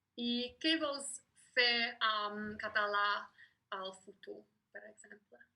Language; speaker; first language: Catalan; non-native, fluent; English